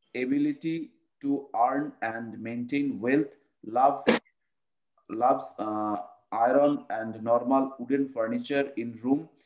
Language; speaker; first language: English; non-native, local second language; Bangla